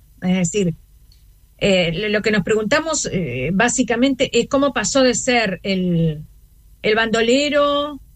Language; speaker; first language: Spanish; native; Spanish